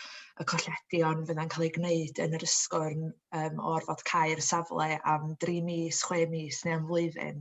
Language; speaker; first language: Welsh; native; Welsh